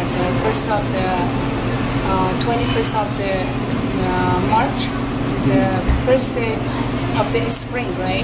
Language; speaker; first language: English; non-native, learner; Persian